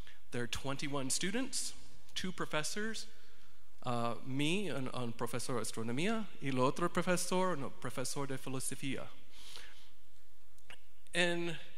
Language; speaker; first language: Spanish; non-native, learner; English